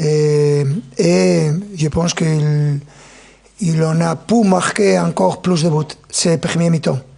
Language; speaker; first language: French; non-native, fluent; Spanish